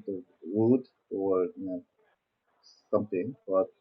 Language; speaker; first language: English; non-native, learner; Korean